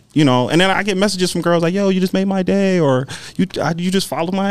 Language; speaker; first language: English; native; English